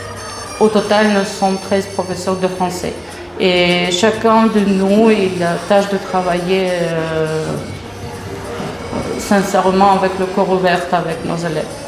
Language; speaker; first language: French; non-native, fluent; Russian